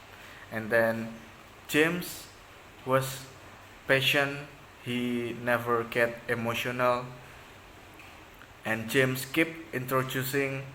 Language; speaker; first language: English; non-native, learner; Indonesian